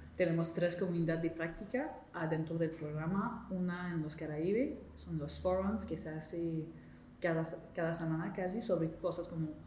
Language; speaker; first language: Spanish; non-native, fluent; English